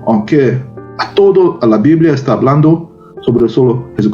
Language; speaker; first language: Spanish; non-native, learner; Korean